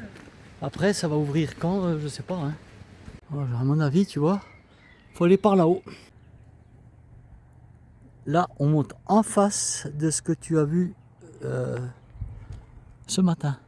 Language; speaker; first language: French; native; French